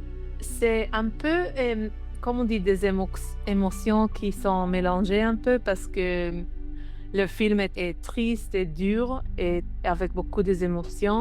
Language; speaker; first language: French; non-native, learner; Hebrew